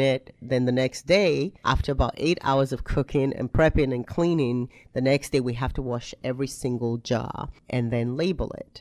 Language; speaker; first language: English; non-native, local second language; Yoruba